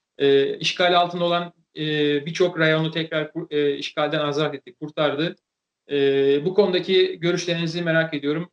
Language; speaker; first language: Turkish; native; Turkish